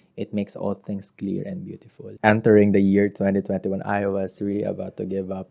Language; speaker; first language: English; non-native, local second language; Filipino